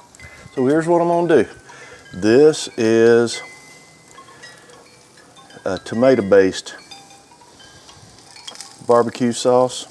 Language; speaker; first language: English; native; English